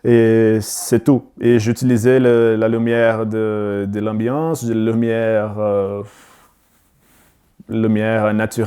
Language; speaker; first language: French; non-native, learner; Portuguese